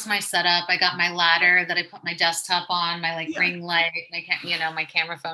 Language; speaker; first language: English; native; English